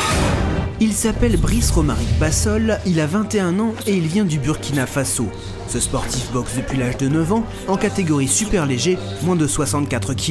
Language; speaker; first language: French; native; French